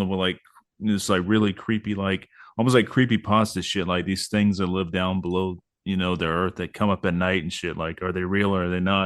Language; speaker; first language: English; native; English